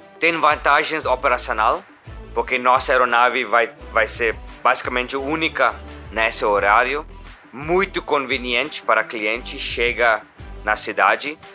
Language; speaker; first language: Portuguese; non-native, learner; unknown